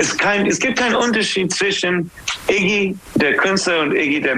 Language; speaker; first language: German; non-native, learner; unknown